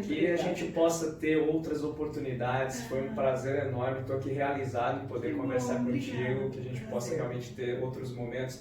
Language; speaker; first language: Portuguese; native; Portuguese